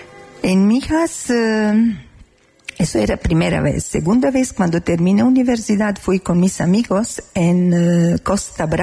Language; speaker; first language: Spanish; non-native, fluent; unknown